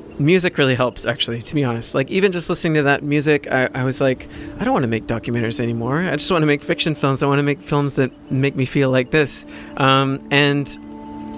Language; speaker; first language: English; native; English